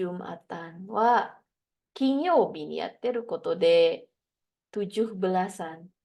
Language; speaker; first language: Japanese; non-native, fluent; Indonesian